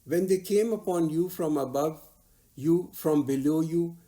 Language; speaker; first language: English; non-native, local second language; Urdu